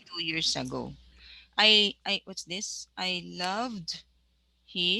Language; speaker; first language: English; non-native, fluent; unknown